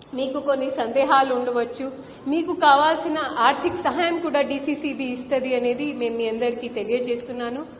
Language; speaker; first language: Telugu; non-native, fluent; Hindi